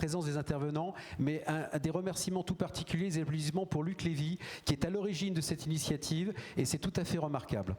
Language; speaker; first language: French; native; French